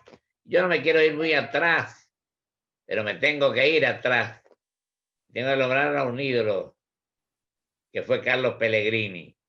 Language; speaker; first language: Spanish; native; Spanish